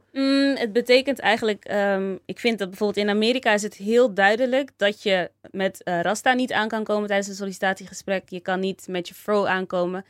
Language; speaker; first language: Dutch; native; Dutch